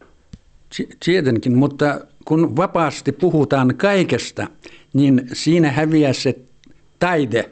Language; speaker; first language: Finnish; early bilingual, heritage; Finnish